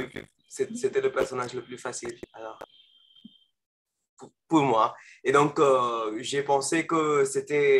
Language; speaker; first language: French; non-native, fluent; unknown